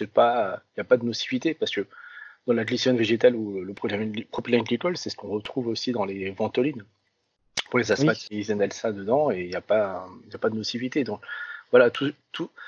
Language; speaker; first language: French; early bilingual, other home language; Vietnamese